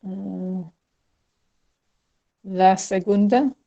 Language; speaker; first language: Spanish; non-native, learner; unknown